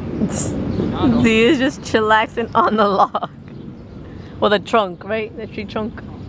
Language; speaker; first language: English; early bilingual, other home language; Spanish